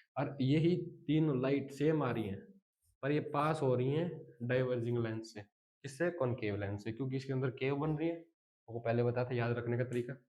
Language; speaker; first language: Hindi; native; Hindi